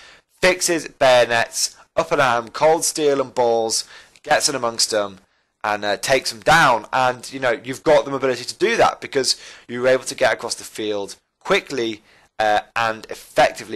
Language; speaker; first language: English; native; English